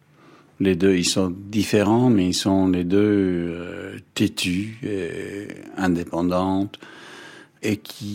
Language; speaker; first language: French; non-native, fluent; English